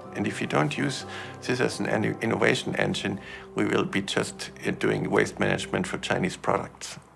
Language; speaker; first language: English; non-native, fluent; German